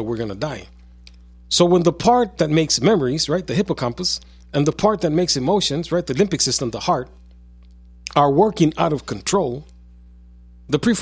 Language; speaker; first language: Spanish; early bilingual, heritage; Spanish